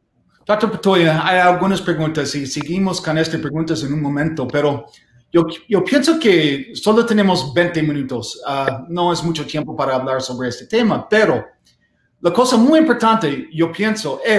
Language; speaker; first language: Spanish; non-native, fluent; English